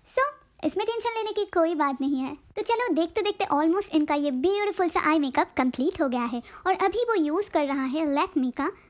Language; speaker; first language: Hindi; non-native, local second language; Bangla